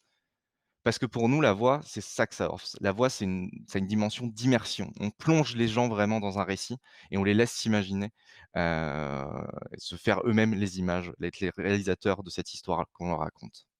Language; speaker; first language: French; native; French